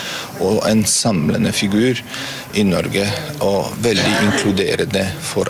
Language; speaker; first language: Norwegian; non-native, fluent; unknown